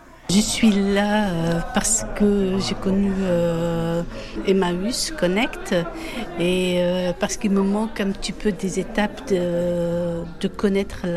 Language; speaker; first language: French; non-native, fluent; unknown